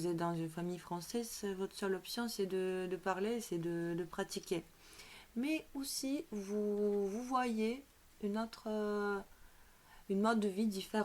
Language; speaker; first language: French; non-native, fluent; Bulgarian